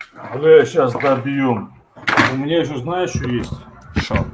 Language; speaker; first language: Russian; native; Russian